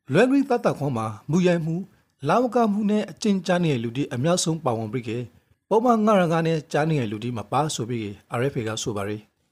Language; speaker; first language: Burmese; native; Burmese